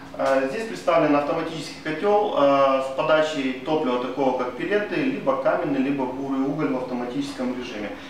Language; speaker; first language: Russian; native; Russian